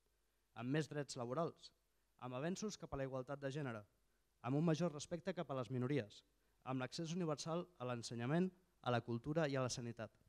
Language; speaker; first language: Catalan; native; Catalan